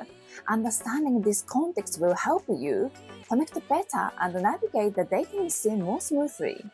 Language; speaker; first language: English; non-native, fluent; Japanese